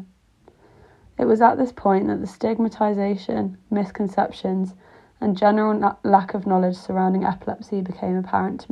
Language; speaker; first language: English; native; English